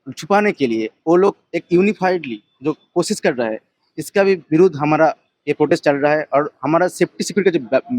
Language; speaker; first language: Hindi; non-native, local second language; Bangla